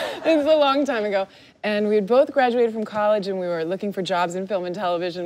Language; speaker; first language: English; early bilingual, other home language; Persian